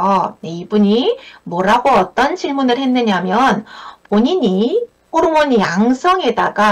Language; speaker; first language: Korean; native; Korean